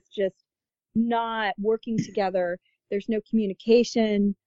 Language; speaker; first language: English; native; English